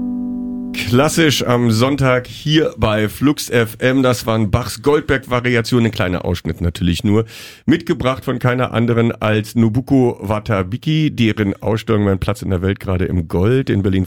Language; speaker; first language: German; native; German